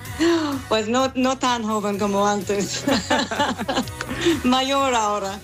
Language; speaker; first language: Spanish; non-native, fluent; English